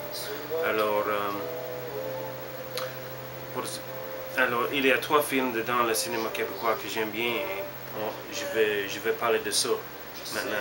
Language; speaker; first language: French; non-native, learner; English